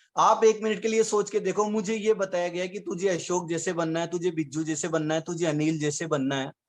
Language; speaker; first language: Hindi; native; Hindi